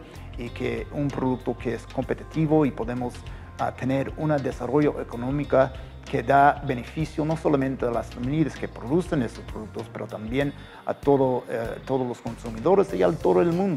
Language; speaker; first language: Spanish; non-native, fluent; English